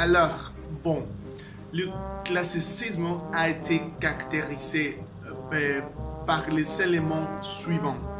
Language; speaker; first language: French; non-native, learner; Spanish